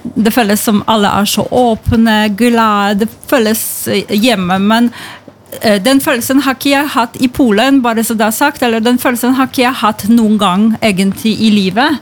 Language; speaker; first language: Norwegian; non-native, fluent; Polish